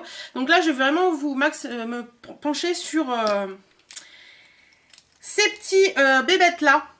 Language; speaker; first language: French; native; French